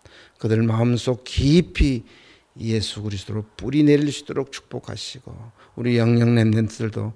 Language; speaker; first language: Korean; native; Korean